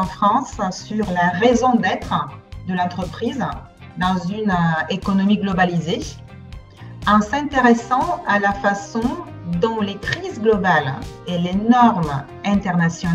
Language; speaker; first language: French; non-native, fluent; Bulgarian